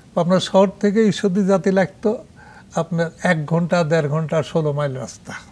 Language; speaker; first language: Bangla; native; Bangla